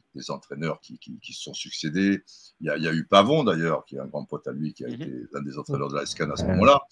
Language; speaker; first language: French; native; French